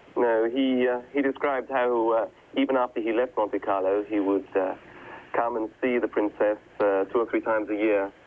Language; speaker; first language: English; native; English